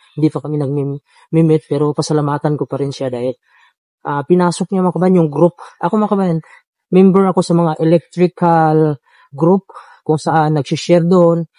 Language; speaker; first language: Filipino; native; Filipino